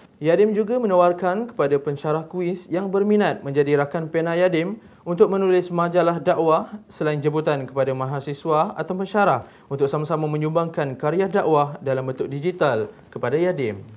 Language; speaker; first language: Malay; native; Malay